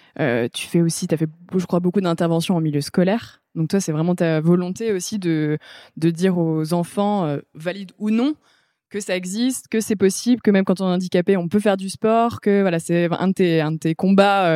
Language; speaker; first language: French; native; French